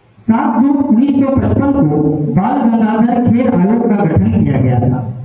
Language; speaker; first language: Hindi; native; Hindi